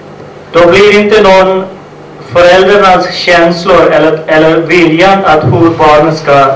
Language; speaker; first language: Swedish; non-native, fluent; Urdu